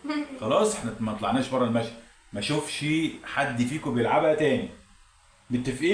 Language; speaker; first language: Arabic; native; Arabic